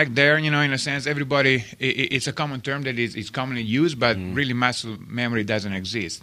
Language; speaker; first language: English; non-native, fluent; Italian